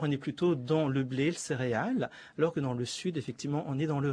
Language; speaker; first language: French; native; French